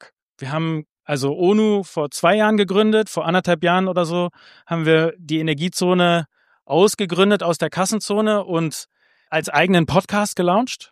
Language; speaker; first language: German; native; German